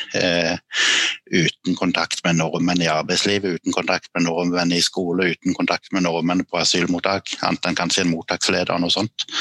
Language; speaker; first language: Norwegian; native; Norwegian